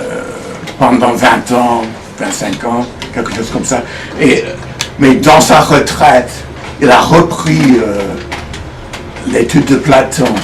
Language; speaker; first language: French; non-native, fluent; English